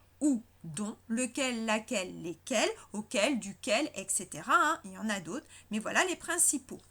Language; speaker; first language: French; native; French